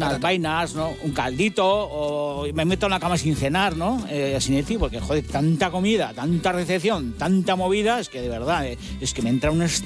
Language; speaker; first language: Spanish; native; Spanish